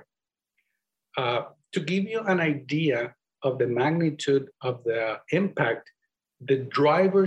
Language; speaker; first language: English; non-native, fluent; Spanish